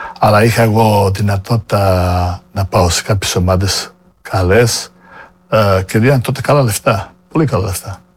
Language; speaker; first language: Greek; non-native, fluent; Serbian